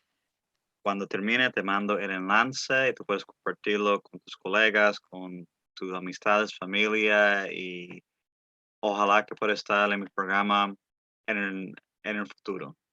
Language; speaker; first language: Spanish; early bilingual, heritage; Spanish